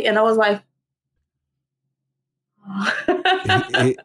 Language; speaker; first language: English; non-native, fluent; Portuguese